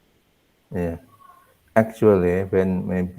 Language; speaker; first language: English; non-native, learner; Indonesian